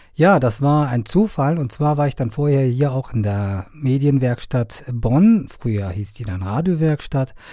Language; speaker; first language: German; non-native, fluent; Persian